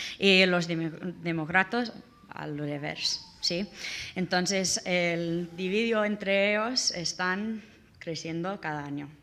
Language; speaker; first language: Spanish; non-native, learner; English